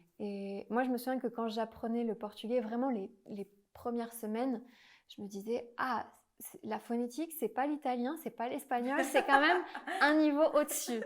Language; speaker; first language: French; native; French